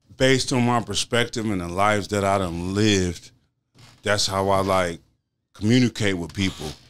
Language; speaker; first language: English; native; English